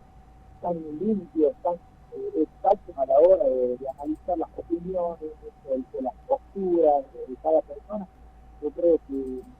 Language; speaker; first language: Spanish; native; Spanish